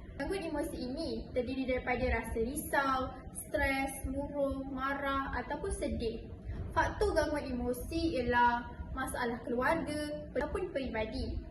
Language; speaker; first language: Malay; native; Malay